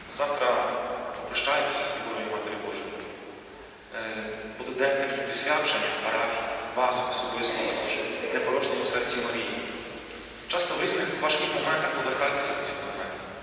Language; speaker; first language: Ukrainian; non-native, fluent; Polish